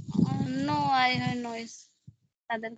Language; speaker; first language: English; non-native, learner; Hindi